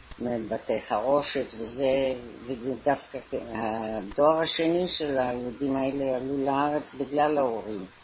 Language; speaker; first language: Hebrew; native; Hebrew